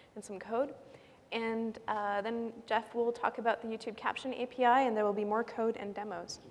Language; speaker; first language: English; native; English